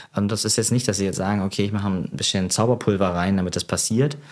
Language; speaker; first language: German; native; German